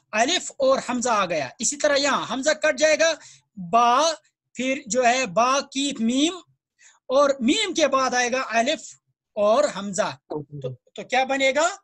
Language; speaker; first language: Hindi; non-native, local second language; Kashmiri